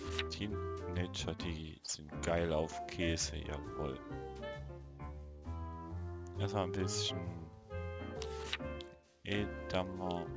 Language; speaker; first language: German; native; German